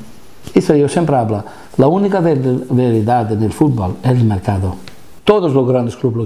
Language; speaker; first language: Spanish; non-native, fluent; Italian